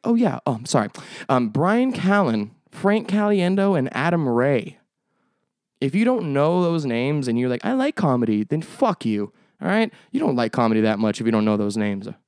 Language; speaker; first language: English; native; English